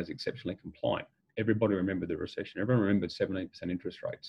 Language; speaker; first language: English; native; English